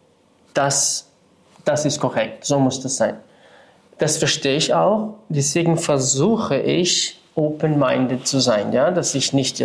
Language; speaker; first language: German; non-native, fluent; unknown